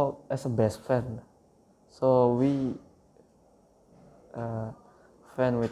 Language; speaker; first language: English; non-native, learner; Indonesian